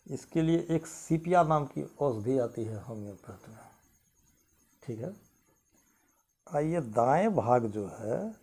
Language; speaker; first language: Hindi; non-native, local second language; Maithili